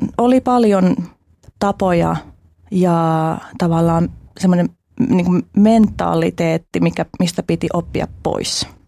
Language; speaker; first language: Finnish; early bilingual, other home language; Albanian